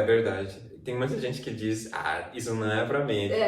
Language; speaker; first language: Portuguese; non-native, fluent; English